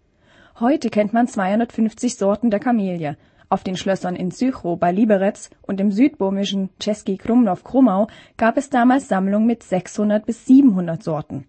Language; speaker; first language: German; native; German